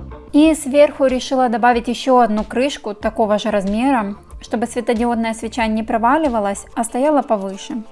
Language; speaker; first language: Russian; native; Russian